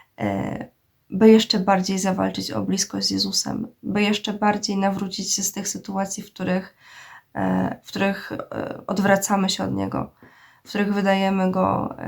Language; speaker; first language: Polish; native; Polish